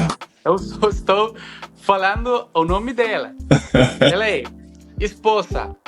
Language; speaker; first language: Portuguese; non-native, fluent; Spanish